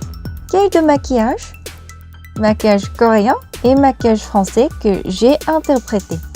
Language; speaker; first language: French; non-native, learner; Korean